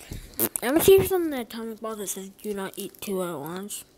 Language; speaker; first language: English; native; English